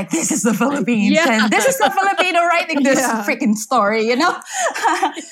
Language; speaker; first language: English; non-native, local second language; Filipino